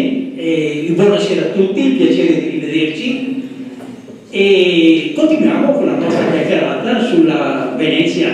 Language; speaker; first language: Italian; native; Italian